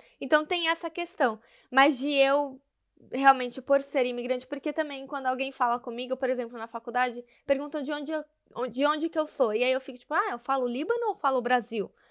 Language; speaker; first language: Portuguese; native; Portuguese